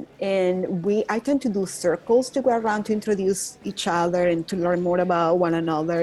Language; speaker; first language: English; non-native, fluent; Spanish